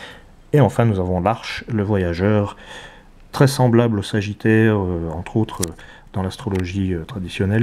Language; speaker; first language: French; native; French